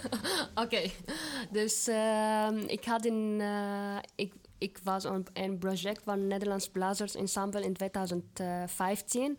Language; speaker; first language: Dutch; non-native, fluent; Arabic